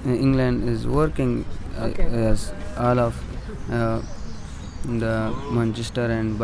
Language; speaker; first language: English; non-native, learner; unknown